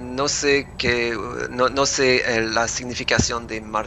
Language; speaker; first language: Spanish; non-native, learner; English